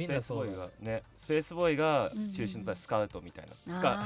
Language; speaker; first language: Japanese; native; Japanese